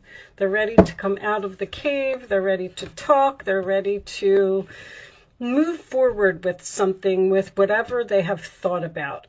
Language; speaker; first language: English; native; English